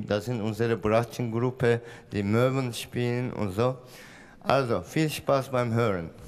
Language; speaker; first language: German; non-native, fluent; Turkish